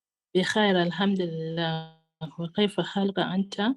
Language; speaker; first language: Arabic; non-native, learner; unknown